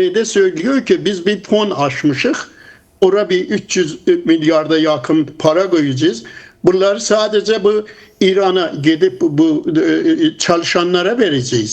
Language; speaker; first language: Turkish; non-native, fluent; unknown